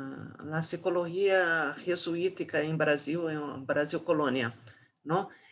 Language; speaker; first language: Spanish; non-native, fluent; Portuguese